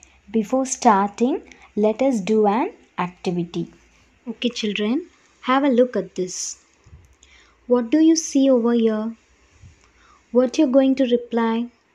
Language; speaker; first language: English; non-native, local second language; Tamil